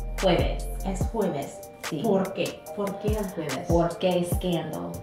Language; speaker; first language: Spanish; non-native, fluent; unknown